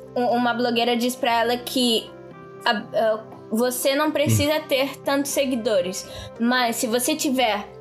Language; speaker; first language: Portuguese; non-native, local second language; Kabuverdianu